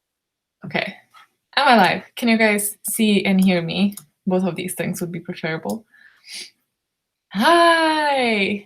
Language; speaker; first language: English; non-native, fluent; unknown